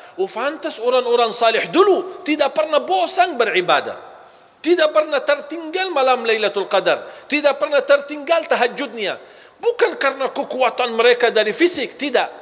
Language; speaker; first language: Malay; non-native, fluent; Arabic